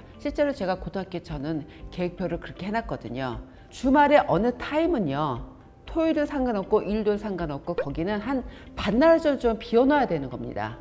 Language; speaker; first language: Korean; native; Korean